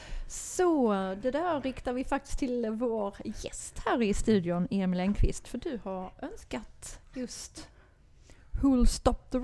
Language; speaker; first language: Swedish; native; Swedish